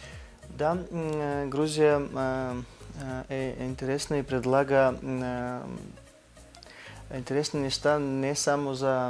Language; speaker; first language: Bulgarian; non-native, learner; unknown